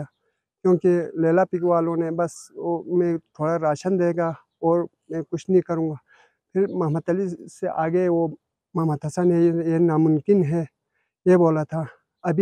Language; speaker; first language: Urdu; non-native, local second language; Balti